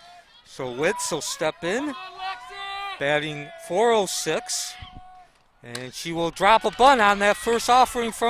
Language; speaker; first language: English; native; English